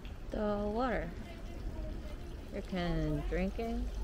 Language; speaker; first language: English; non-native, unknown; Korean